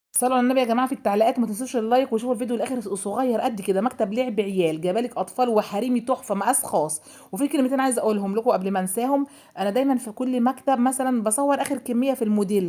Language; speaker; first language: Arabic; native; Arabic